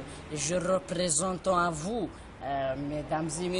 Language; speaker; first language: French; non-native, learner; Arabic